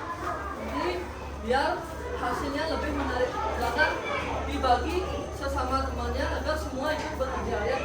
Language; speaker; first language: Indonesian; native; Indonesian